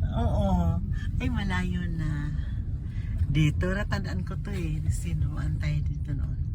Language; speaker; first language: Filipino; native; Filipino